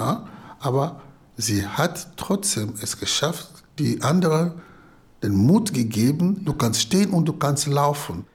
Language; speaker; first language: German; non-native, learner; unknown